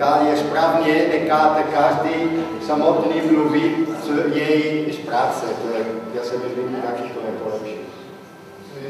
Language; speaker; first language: Czech; non-native, learner; Italian